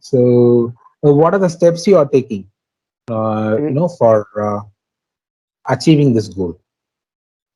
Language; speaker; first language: English; non-native, local second language; Tamil